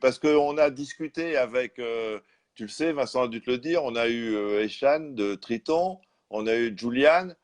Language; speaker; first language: French; native; French